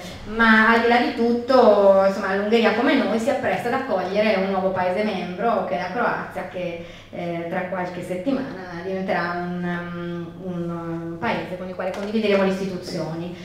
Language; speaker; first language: Italian; native; Italian